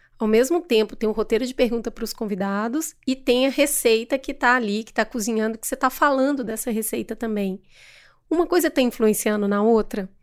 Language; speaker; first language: Portuguese; native; Portuguese